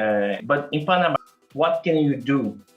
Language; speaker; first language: English; non-native, learner; Portuguese